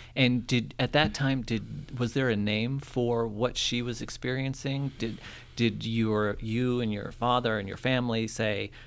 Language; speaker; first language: English; native; English